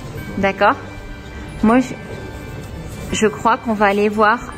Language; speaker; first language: French; native; French